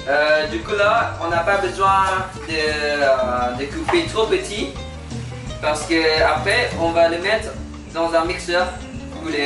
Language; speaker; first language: French; non-native, learner; Malay